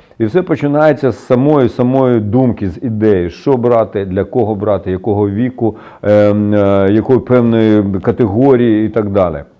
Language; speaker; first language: Ukrainian; non-native, local second language; Russian